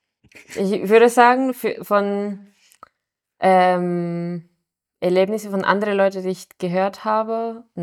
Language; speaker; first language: German; non-native, fluent; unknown